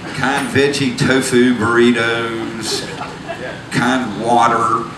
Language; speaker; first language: English; native; English